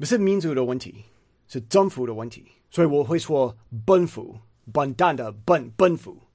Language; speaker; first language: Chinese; non-native, learner; English